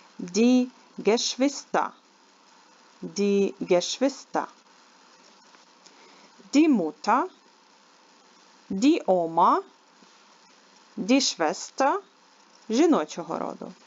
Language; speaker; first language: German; non-native, learner; Ukrainian